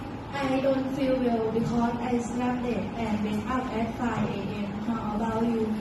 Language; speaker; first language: English; non-native, learner; Thai